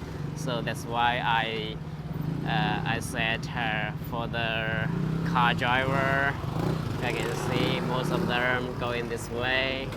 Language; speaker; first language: English; non-native, fluent; Chinese